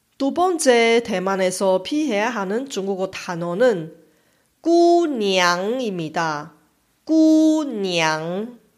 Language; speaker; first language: Korean; non-native, fluent; Chinese